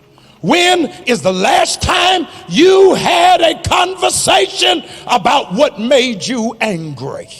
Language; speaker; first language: English; native; English